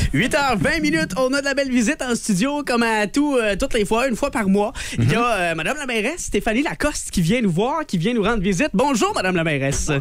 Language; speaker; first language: French; native; French